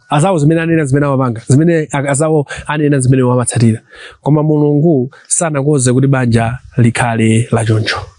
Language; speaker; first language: Nyanja; non-native, local second language; Tumbuka